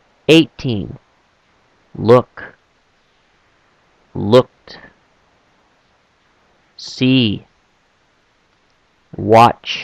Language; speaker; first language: English; non-native, fluent; Korean